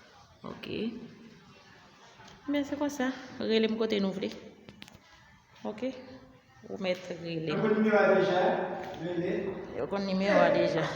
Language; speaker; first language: French; non-native, learner; Haitian Creole